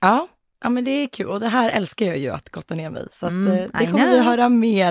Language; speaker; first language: Swedish; native; Swedish